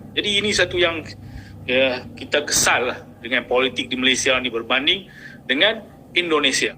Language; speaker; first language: Malay; native; Malay